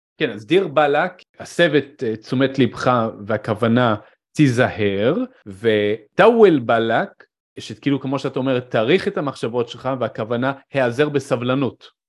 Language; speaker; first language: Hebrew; native; Hebrew